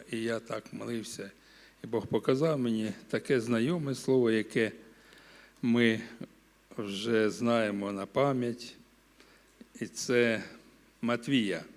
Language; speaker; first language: Ukrainian; non-native, local second language; Russian